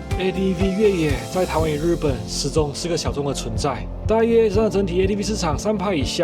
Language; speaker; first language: Chinese; native; Chinese